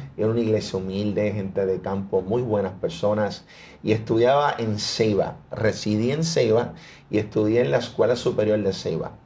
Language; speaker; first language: Spanish; early bilingual, heritage; Spanish